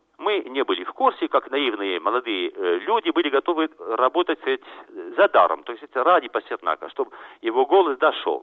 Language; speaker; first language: Russian; non-native, fluent; French